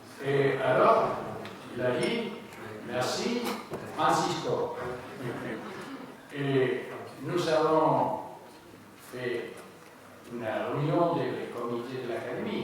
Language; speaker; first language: French; non-native, learner; Spanish